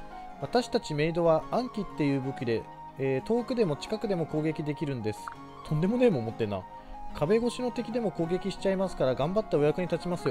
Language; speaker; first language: Japanese; native; Japanese